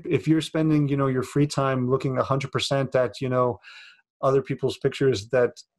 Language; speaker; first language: English; native; English